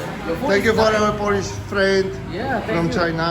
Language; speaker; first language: English; non-native, learner; Polish